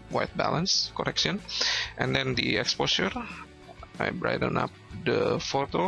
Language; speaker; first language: English; non-native, learner; Indonesian